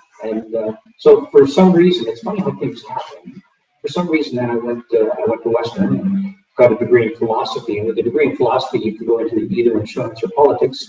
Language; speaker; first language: English; native; English